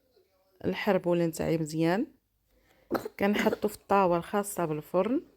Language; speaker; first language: Arabic; native; Arabic